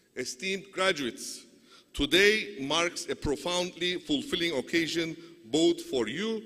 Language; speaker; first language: English; non-native, fluent; Turkish